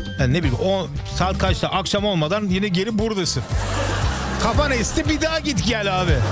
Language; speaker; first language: Turkish; early bilingual, heritage; Turkish